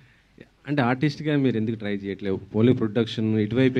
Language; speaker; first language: Telugu; native; Telugu